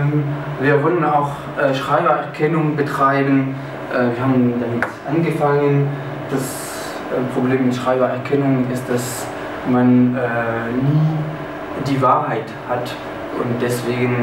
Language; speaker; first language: German; non-native, fluent; French